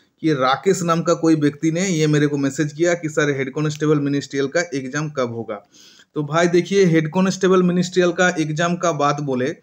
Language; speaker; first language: Hindi; non-native, local second language; Bangla